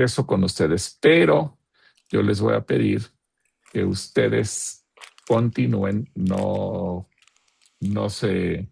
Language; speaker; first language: Spanish; native; Spanish